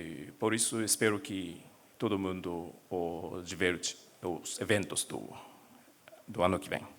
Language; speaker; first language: Portuguese; non-native, learner; Japanese